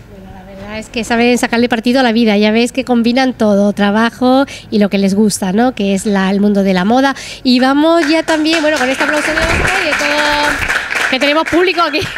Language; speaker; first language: Spanish; native; Spanish